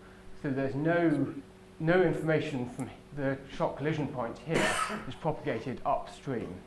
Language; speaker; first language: English; native; English